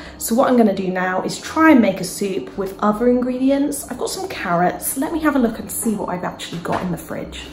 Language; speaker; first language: English; native; English